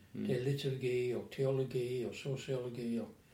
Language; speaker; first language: Swedish; non-native, fluent; English